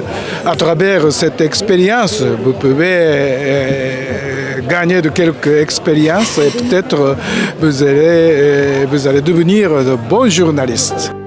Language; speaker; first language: French; non-native, learner; Japanese